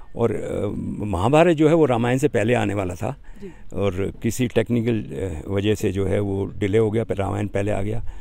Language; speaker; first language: Hindi; native; Hindi